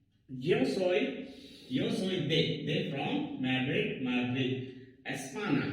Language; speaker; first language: Spanish; non-native, learner; Hindi